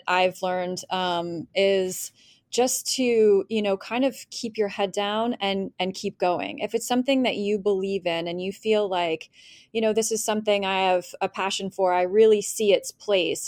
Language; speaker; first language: English; native; English